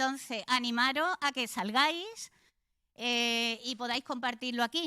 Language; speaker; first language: Spanish; native; Spanish